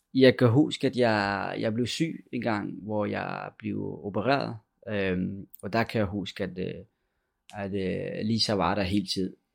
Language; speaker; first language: Danish; early bilingual, other home language; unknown